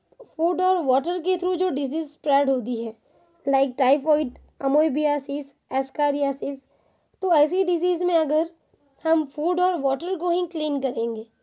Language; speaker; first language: Hindi; non-native, local second language; Gujarati